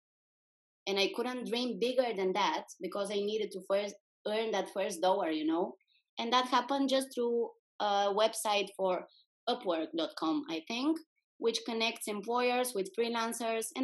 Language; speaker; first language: English; non-native, fluent; Bulgarian